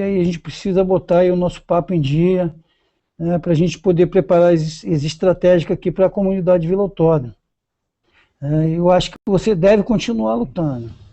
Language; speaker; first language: Portuguese; native; Portuguese